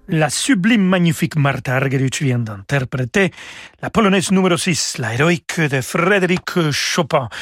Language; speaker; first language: French; non-native, fluent; Spanish